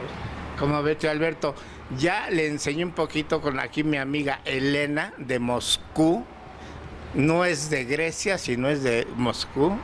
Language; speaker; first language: Spanish; native; Spanish